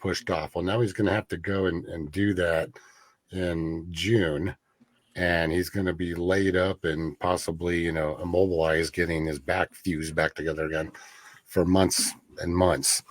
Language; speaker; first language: English; native; English